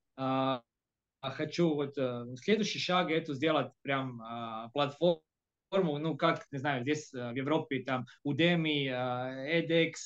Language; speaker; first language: Russian; non-native, fluent; Croatian